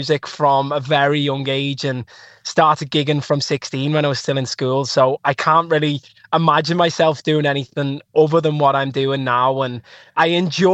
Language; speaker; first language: English; native; English